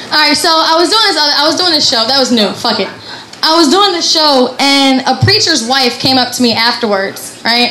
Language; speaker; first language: English; native; English